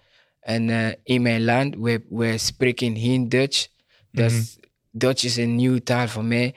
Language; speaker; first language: Dutch; non-native, learner; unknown